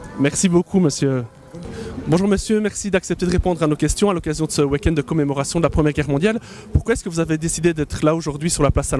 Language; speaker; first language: French; native; French